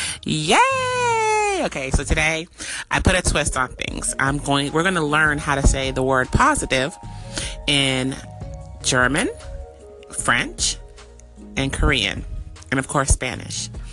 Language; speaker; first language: English; native; English